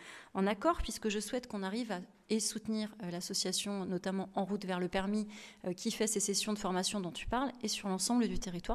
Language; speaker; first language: French; native; French